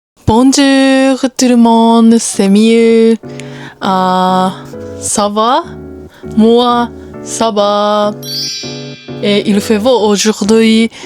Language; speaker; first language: French; non-native, learner; Japanese